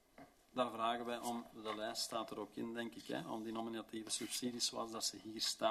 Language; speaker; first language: Dutch; native; Dutch